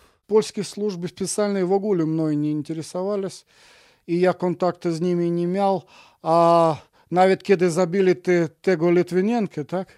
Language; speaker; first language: Polish; non-native, fluent; Russian